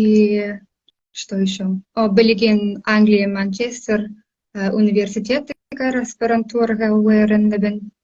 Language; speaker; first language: Russian; non-native, fluent; English